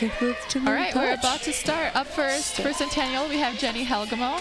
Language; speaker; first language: English; native; English